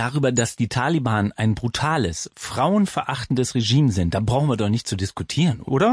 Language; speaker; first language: German; native; German